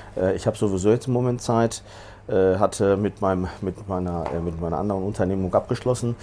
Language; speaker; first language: German; early bilingual, other home language; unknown